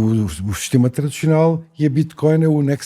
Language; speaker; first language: Portuguese; native; Portuguese